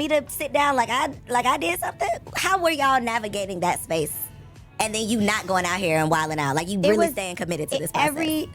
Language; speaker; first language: English; native; English